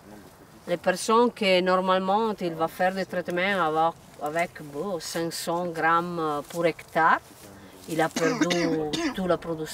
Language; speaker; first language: French; non-native, learner; Italian